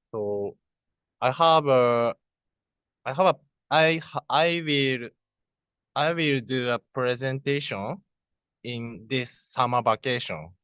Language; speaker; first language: English; non-native, learner; Japanese